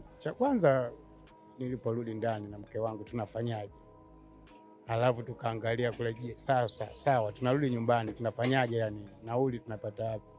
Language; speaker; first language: Swahili; native; Swahili